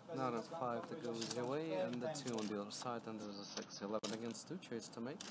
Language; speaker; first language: English; non-native, fluent; Latvian